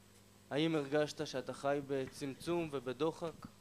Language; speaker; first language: Hebrew; native; Hebrew